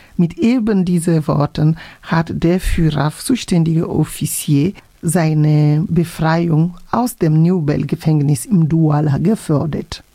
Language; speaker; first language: German; non-native, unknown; French